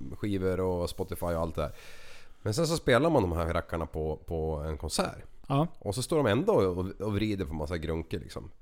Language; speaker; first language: Swedish; native; Swedish